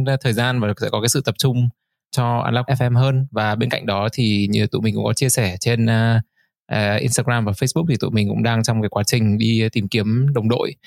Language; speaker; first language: Vietnamese; native; Vietnamese